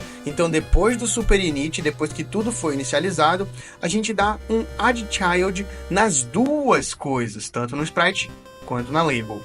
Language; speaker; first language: Portuguese; native; Portuguese